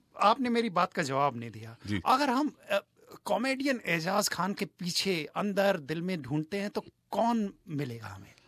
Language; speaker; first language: Hindi; native; Hindi